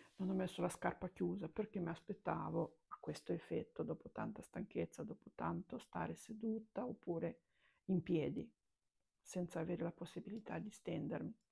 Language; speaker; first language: Italian; non-native, fluent; Romanian